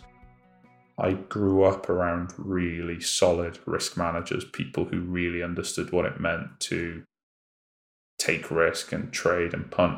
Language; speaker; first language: English; native; English